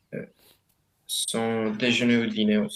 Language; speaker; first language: French; non-native, learner; Romanian